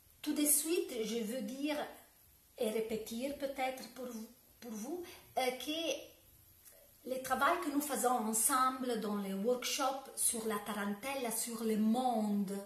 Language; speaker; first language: French; non-native, learner; Italian